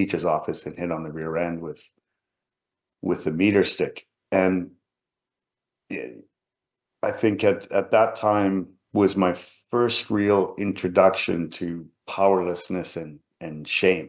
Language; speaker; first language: English; native; English